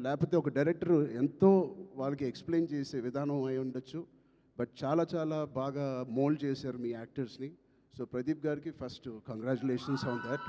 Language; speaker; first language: Telugu; native; Telugu